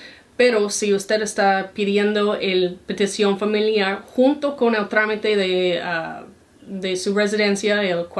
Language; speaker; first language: Spanish; non-native, fluent; English